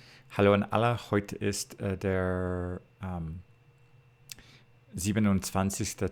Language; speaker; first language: German; non-native, learner; English